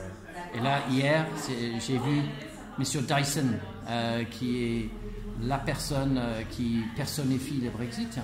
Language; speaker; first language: French; non-native, fluent; English